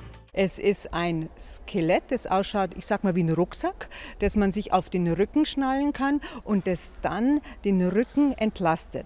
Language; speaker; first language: German; native; German